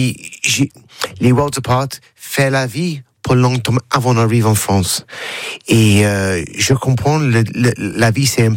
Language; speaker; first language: French; non-native, learner; English